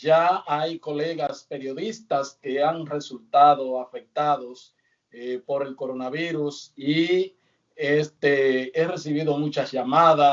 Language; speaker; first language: Spanish; native; Spanish